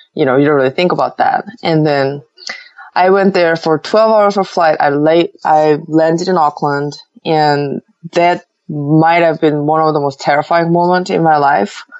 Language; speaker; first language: English; non-native, fluent; Korean